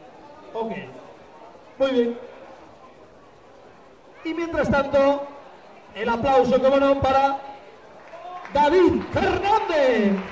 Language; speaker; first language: Spanish; native; Spanish